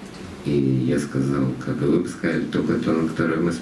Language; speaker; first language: Russian; native; Russian